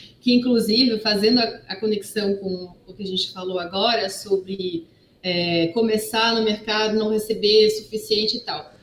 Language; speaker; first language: Portuguese; non-native, fluent; French